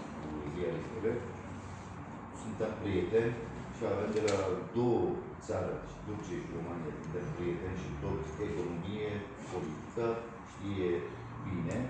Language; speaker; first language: Romanian; non-native, learner; Turkish